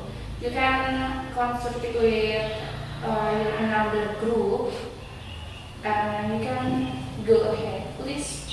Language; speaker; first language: English; non-native, learner; Indonesian